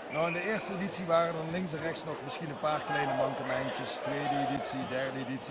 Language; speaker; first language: Dutch; native; Dutch